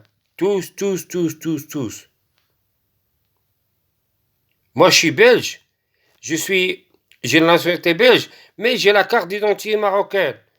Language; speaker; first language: French; non-native, local second language; Arabic